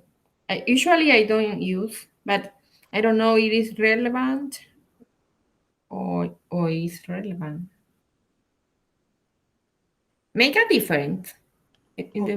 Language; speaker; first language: English; non-native, learner; Spanish